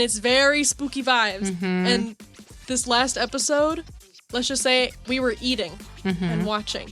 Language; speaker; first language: English; native; English